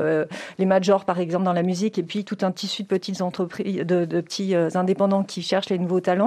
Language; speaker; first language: French; native; French